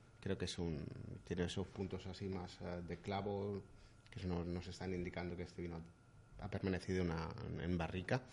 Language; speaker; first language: Spanish; native; Spanish